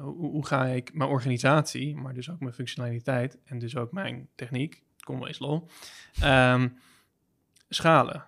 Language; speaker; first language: Dutch; native; Dutch